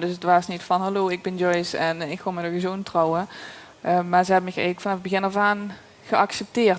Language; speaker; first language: Dutch; native; Dutch